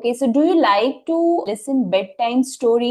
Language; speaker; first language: English; non-native, fluent; Hindi